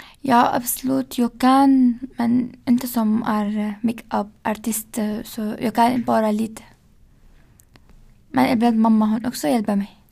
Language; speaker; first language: Swedish; non-native, learner; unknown